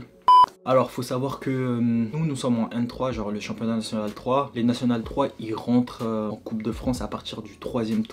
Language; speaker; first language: French; native; French